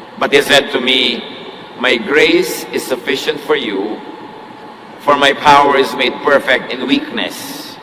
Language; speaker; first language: English; non-native, local second language; Filipino